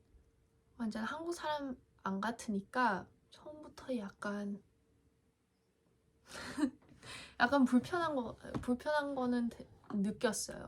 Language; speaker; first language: Korean; early bilingual, heritage; English